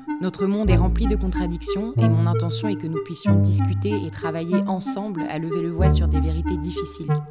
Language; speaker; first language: French; native; French